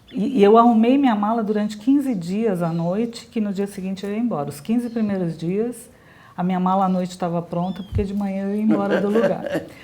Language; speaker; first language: Portuguese; native; Portuguese